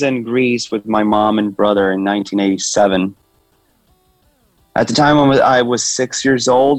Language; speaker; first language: English; non-native, fluent; Swedish